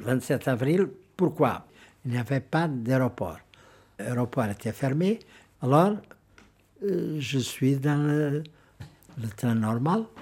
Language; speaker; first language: French; non-native, fluent; Portuguese